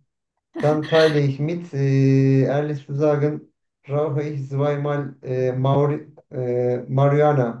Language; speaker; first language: German; non-native, learner; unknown